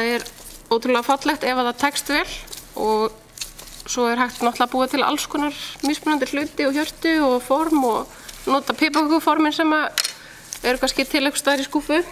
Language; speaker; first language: Icelandic; native; Icelandic